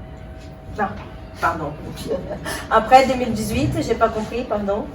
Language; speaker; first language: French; non-native, fluent; Portuguese